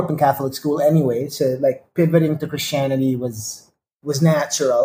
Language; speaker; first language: English; non-native, local second language; Filipino